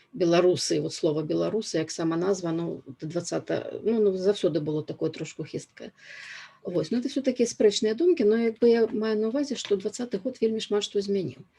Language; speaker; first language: Belarusian; non-native, local second language; Russian